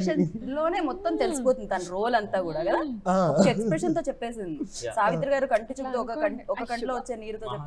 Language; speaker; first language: Telugu; native; Telugu